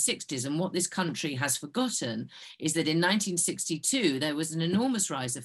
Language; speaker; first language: English; native; English